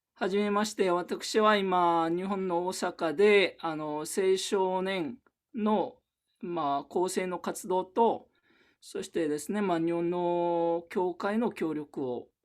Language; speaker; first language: Japanese; non-native, fluent; Korean